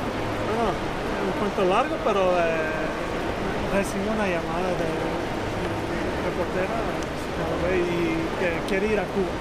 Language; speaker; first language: Spanish; early bilingual, heritage; Spanish